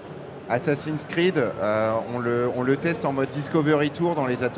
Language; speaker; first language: French; native; French